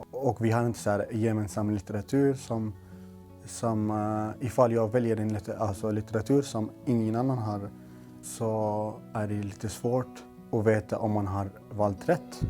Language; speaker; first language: Swedish; non-native, local second language; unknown